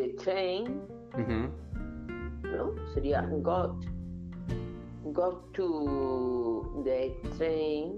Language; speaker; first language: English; non-native, learner; Spanish